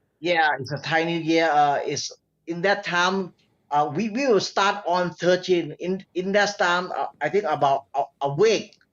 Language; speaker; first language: English; non-native, learner; Thai